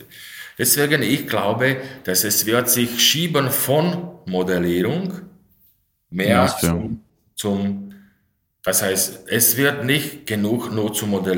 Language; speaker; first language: German; non-native, fluent; Slovak